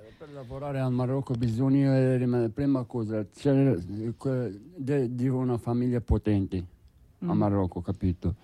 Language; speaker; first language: Italian; non-native, learner; Arabic